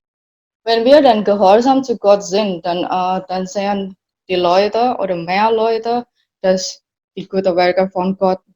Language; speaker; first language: German; non-native, learner; Indonesian